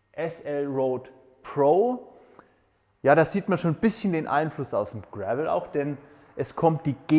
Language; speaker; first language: German; native; German